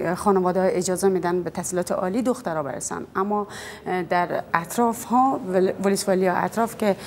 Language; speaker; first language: Persian; native; Persian